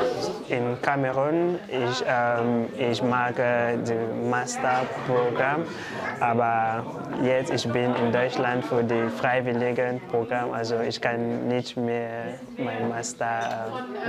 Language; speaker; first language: German; non-native, learner; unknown